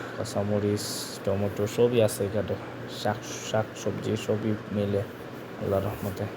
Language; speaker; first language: Bangla; non-native, local second language; Sylheti